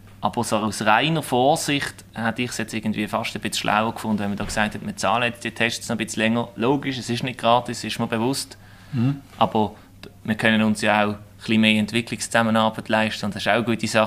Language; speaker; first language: German; native; German